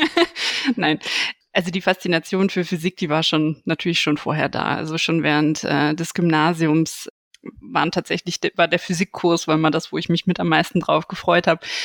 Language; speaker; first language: German; native; German